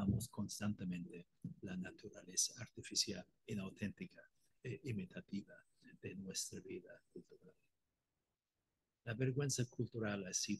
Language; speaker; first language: Spanish; non-native, fluent; Irish